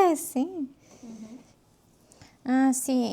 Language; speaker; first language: Italian; non-native, learner; Portuguese